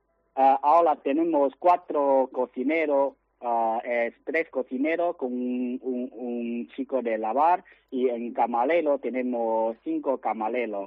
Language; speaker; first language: Spanish; non-native, learner; Chinese